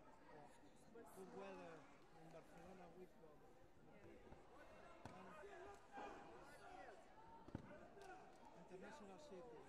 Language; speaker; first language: English; non-native, learner; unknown